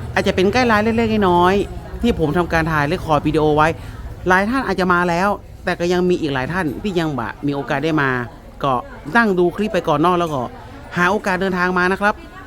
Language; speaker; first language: Thai; native; Thai